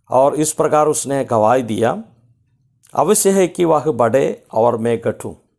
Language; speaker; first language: Hindi; non-native, local second language; Malayalam